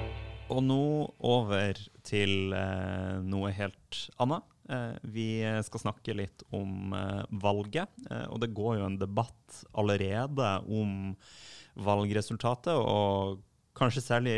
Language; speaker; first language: Norwegian; native; Norwegian